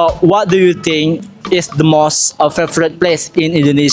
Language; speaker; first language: English; non-native, learner; Indonesian